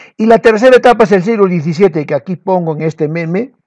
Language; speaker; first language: Spanish; non-native, local second language; Quechua